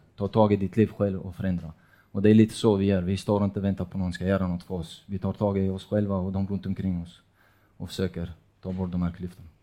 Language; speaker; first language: Swedish; non-native, fluent; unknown